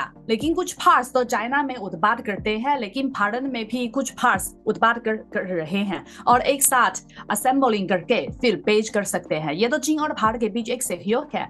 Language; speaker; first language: Hindi; non-native, fluent; Chinese